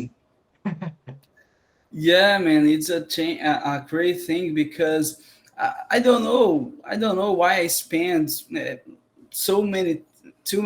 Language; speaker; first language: English; non-native, learner; Portuguese